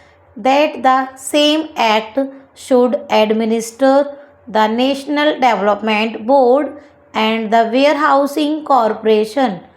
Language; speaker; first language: English; non-native, local second language; Hindi